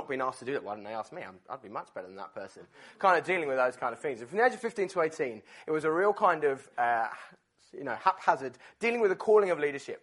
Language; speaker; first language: English; native; English